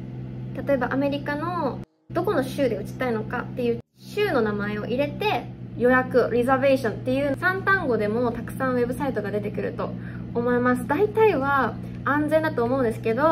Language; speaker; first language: Japanese; early bilingual, heritage; Japanese